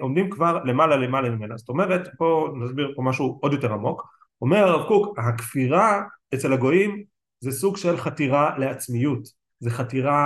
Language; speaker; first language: Hebrew; native; Hebrew